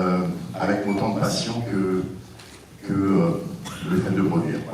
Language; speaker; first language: French; native; French